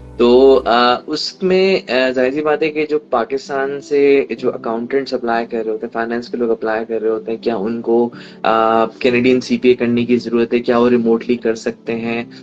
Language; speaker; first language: Urdu; native; Urdu